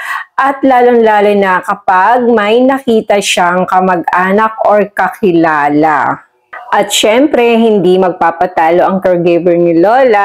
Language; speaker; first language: Filipino; native; Filipino